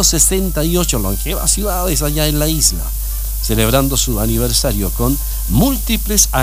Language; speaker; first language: Spanish; native; Spanish